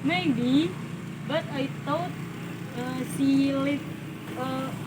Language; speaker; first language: English; non-native, learner; Indonesian